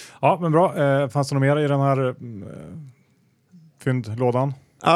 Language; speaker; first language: Swedish; native; Swedish